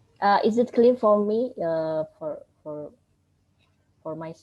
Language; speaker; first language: English; non-native, learner; Indonesian